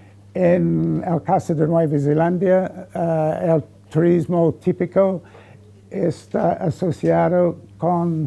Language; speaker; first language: Spanish; non-native, fluent; English